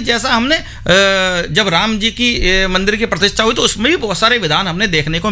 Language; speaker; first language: Hindi; native; Hindi